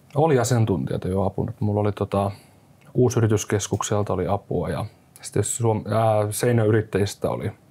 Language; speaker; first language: Finnish; native; Finnish